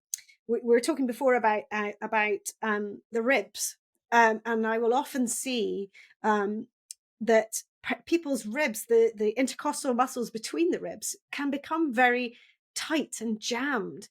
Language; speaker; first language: English; native; English